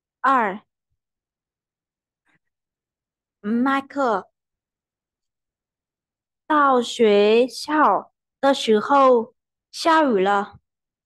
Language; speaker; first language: Chinese; non-native, learner; Vietnamese